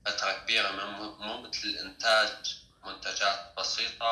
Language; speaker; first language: Arabic; native; Arabic